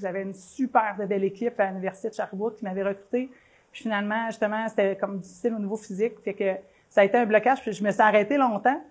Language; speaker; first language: French; native; French